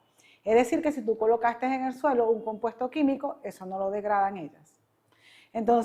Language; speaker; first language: Spanish; native; Spanish